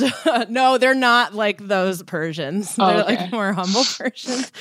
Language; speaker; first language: English; early bilingual, other home language; Persian